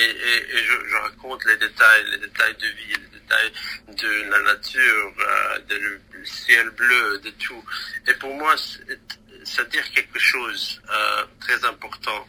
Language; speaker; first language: French; non-native, local second language; Arabic